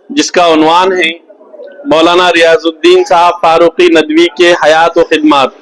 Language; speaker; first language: Urdu; native; Urdu